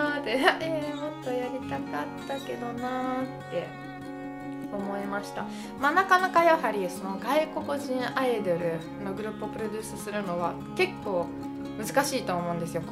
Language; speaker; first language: Japanese; non-native, fluent; Italian